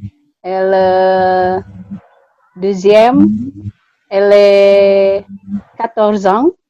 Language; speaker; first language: French; non-native, learner; Indonesian